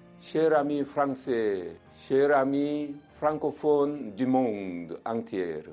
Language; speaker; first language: French; non-native, fluent; Korean